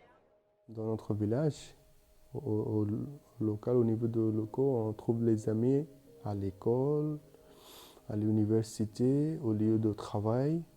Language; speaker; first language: French; non-native, learner; Bangla